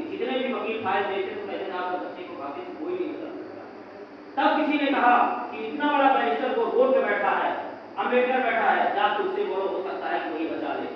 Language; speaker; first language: Hindi; native; Hindi